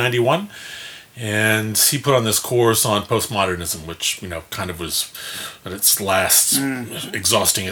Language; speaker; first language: English; native; English